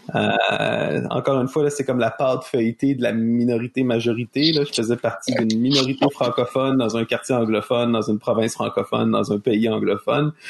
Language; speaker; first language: French; native; French